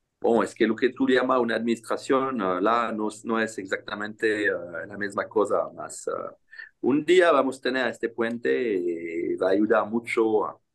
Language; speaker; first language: Spanish; non-native, fluent; French